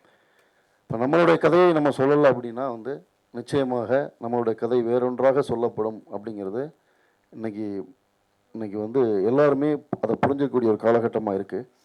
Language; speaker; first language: Tamil; native; Tamil